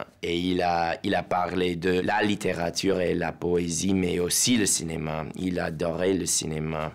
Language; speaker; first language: French; non-native, learner; English